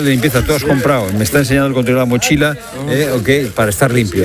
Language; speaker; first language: Spanish; native; Spanish